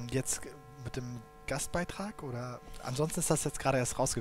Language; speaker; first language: German; early bilingual, other home language; Kurdish